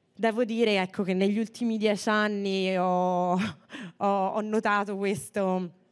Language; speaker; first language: Italian; native; Italian